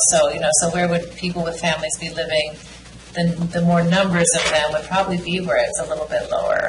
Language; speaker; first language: English; native; English